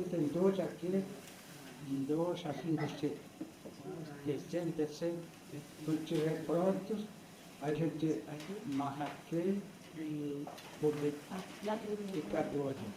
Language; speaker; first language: Portuguese; non-native, local second language; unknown